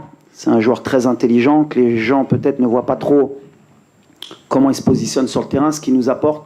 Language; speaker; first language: French; native; French